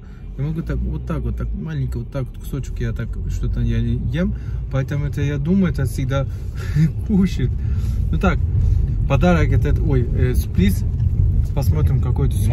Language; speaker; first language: Russian; non-native, learner; Turkish